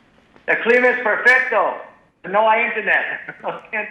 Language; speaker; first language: Spanish; non-native, learner; English